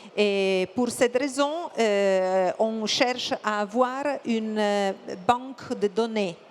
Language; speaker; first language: French; non-native, fluent; Italian